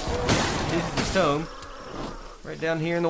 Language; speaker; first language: English; native; English